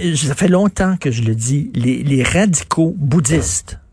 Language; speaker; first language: French; native; French